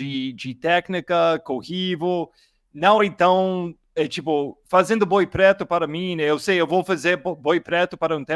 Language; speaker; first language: Portuguese; non-native, learner; English